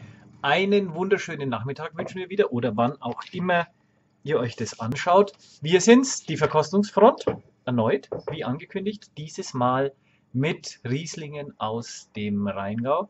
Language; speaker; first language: German; native; German